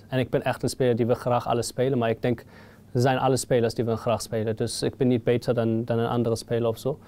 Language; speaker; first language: Dutch; non-native, fluent; German